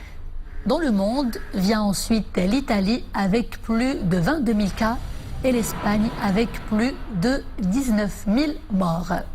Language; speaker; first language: French; non-native, local second language; Arabic